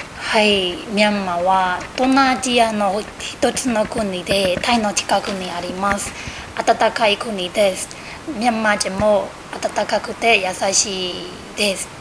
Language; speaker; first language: Japanese; non-native, fluent; Burmese